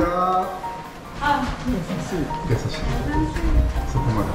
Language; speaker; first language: Korean; non-native, learner; Japanese